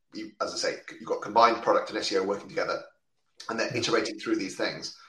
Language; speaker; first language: English; native; English